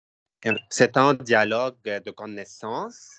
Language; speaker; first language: French; non-native, learner; Arabic